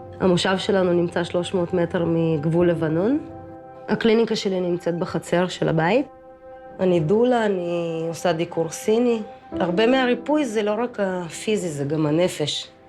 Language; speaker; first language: Hebrew; early bilingual, other home language; Russian